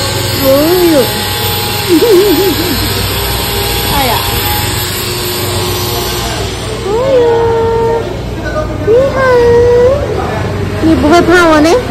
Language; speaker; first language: Chinese; non-native, fluent; Indonesian